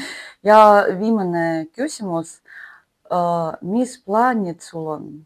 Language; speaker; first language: Estonian; non-native, learner; Russian